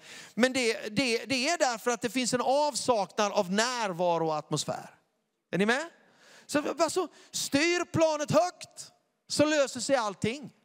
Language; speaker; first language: Swedish; native; Swedish